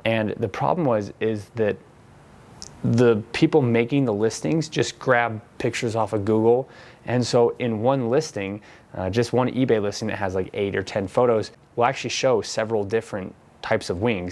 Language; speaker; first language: English; native; English